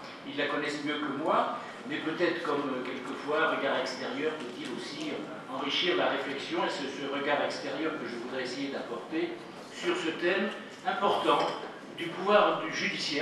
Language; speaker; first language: French; native; French